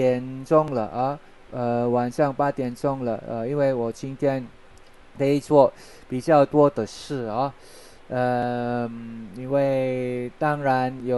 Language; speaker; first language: Chinese; non-native, fluent; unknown